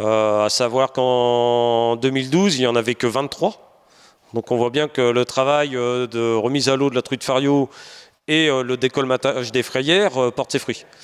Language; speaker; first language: French; native; French